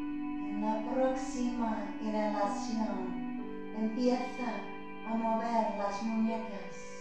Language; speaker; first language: Spanish; non-native, fluent; English